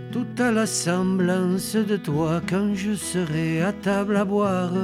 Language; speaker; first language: French; native; French